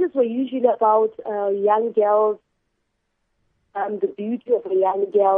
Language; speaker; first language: English; non-native, local second language; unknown